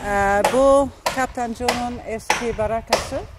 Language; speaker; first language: Turkish; non-native, learner; Dutch